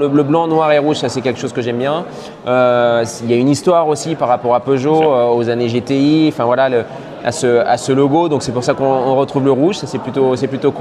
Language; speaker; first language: French; native; French